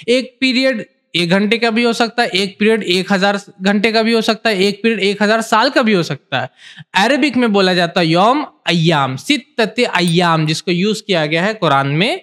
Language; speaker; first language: Hindi; native; Hindi